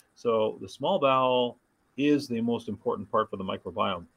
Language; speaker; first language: English; native; English